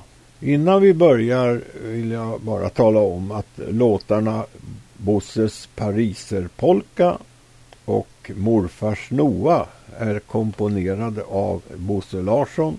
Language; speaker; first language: Swedish; native; Swedish